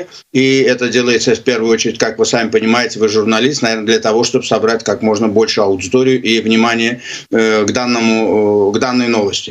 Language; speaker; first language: Russian; non-native, local second language; Azerbaijani